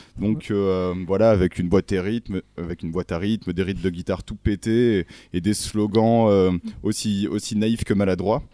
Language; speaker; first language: French; native; French